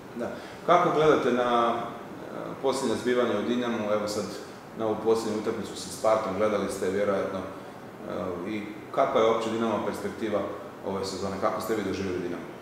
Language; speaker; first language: Serbian; native; Serbian